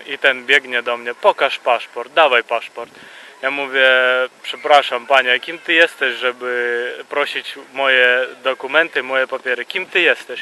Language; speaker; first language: Polish; non-native, fluent; Russian